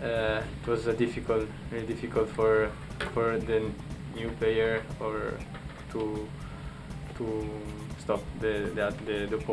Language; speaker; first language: English; non-native, local second language; Filipino